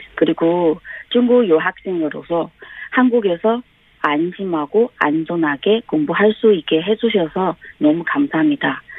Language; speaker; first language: Korean; non-native, fluent; Chinese